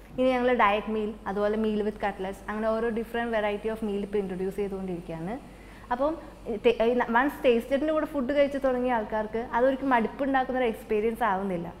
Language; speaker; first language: Malayalam; native; Malayalam